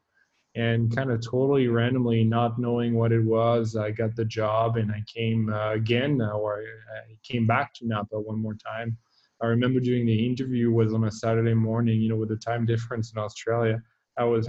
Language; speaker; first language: English; non-native, fluent; French